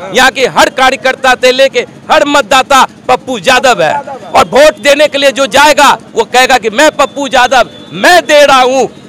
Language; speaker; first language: Hindi; native; Hindi